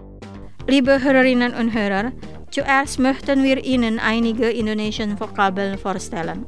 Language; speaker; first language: German; non-native, fluent; Indonesian